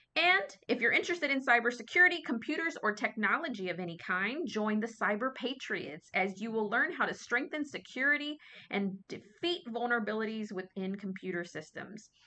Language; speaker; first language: English; native; English